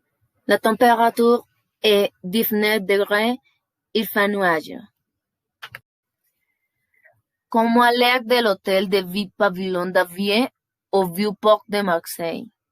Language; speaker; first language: French; non-native, learner; Spanish